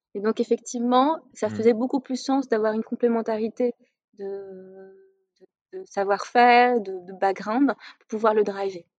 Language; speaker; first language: French; non-native, local second language; Arabic